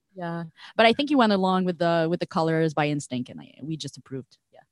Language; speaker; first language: English; native; English